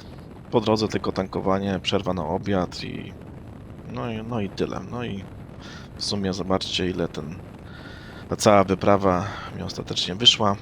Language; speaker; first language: Polish; native; Polish